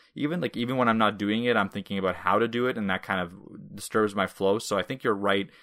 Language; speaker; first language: English; non-native, fluent; Russian